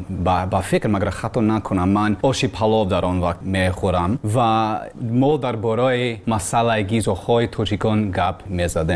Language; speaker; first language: Persian; non-native, learner; English